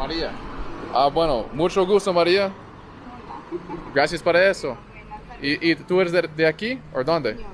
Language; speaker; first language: Spanish; non-native, learner; English